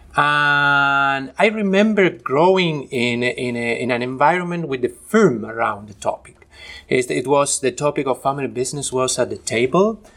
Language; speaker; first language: English; non-native, fluent; Spanish